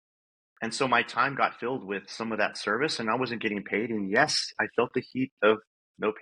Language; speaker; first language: English; native; English